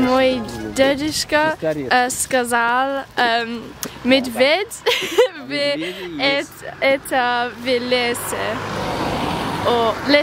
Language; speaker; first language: Russian; non-native, learner; English